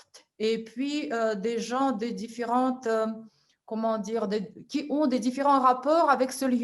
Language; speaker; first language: French; non-native, fluent; Russian